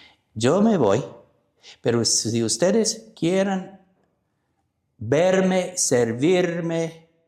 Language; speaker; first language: Spanish; non-native, fluent; English